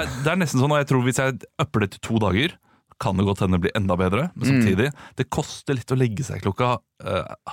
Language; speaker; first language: Norwegian; native; Norwegian